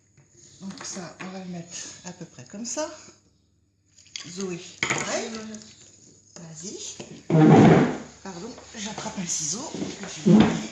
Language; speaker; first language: French; native; French